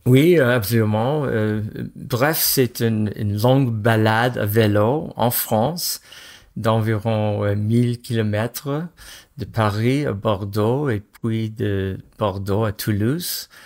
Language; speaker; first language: French; non-native, fluent; English